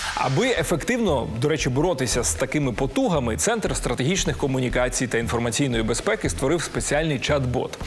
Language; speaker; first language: Ukrainian; native; Ukrainian